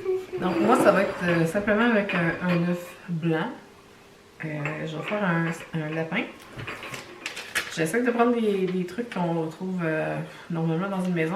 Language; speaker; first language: French; native; French